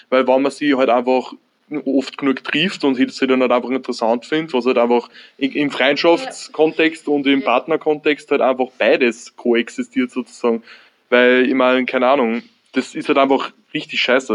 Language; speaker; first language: German; native; German